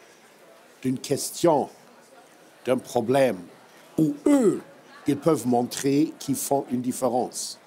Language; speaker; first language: French; non-native, fluent; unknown